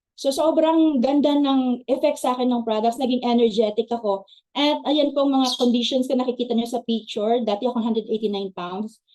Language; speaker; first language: Filipino; native; Filipino